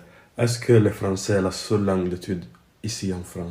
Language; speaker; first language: French; non-native, learner; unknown